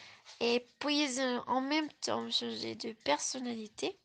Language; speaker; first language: French; non-native, learner; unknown